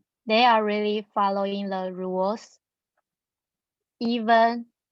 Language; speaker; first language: English; non-native, learner; Chinese